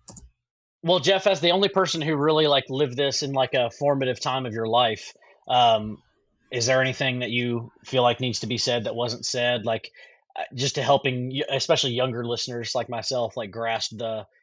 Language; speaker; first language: English; native; English